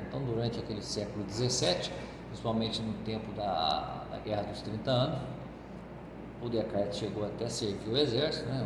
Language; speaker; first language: Portuguese; native; Portuguese